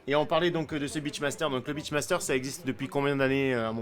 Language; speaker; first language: French; native; French